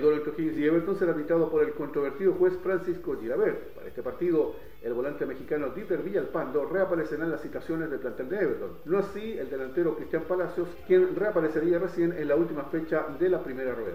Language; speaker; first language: Spanish; native; Spanish